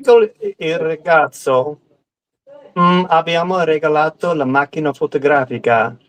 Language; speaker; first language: Italian; non-native, learner; English